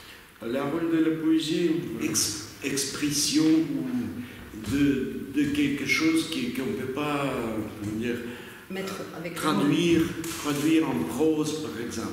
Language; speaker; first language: French; non-native, learner; Russian